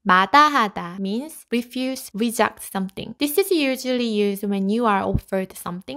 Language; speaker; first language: English; non-native, fluent; Korean